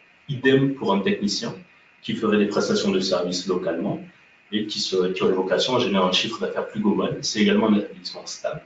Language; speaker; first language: French; native; French